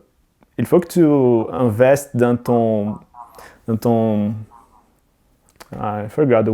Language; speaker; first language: French; non-native, learner; Portuguese